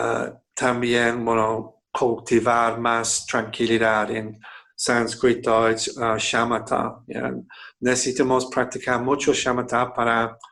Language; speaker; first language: Spanish; non-native, fluent; English